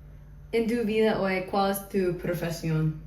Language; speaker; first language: Spanish; non-native, fluent; English